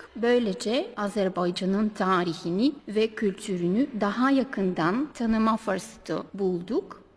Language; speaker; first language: Turkish; non-native, fluent; Bulgarian